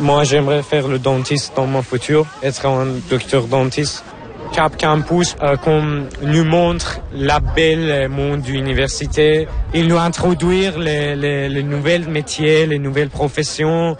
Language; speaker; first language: French; non-native, learner; Persian